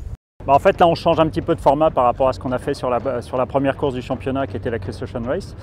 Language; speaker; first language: French; native; French